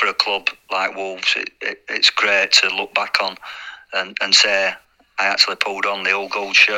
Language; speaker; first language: English; native; English